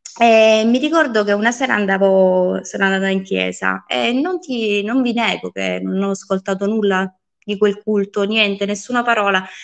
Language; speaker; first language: Italian; early bilingual, other home language; Polish